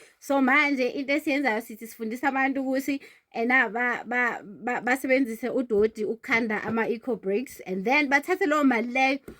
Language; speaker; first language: Zulu; native; Zulu